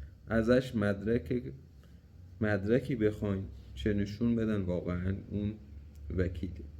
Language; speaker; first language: Persian; native; Persian